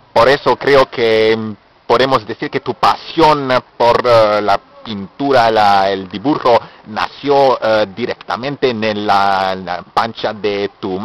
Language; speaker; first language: Spanish; non-native, learner; French